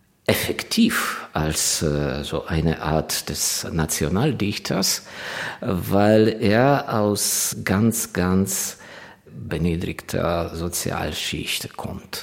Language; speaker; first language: German; non-native, fluent; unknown